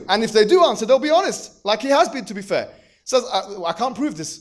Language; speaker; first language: English; native; English